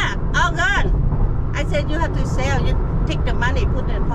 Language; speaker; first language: English; non-native, learner; Vietnamese